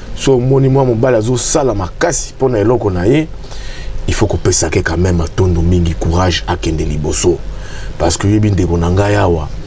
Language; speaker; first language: Lingala; non-native, local second language; Kongo